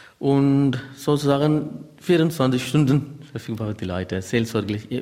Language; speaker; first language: German; non-native, learner; Tamil